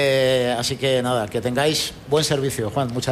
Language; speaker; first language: Spanish; native; Spanish